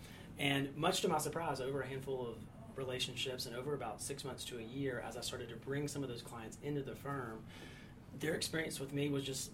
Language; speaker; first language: English; native; English